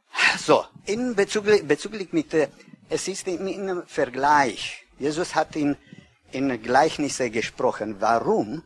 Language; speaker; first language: German; non-native, learner; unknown